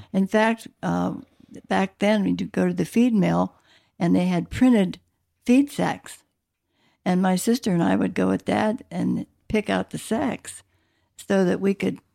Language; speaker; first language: English; native; English